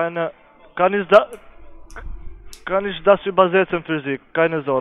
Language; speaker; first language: German; non-native, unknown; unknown